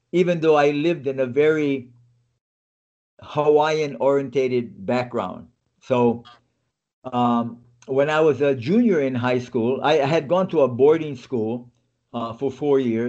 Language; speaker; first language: English; native; English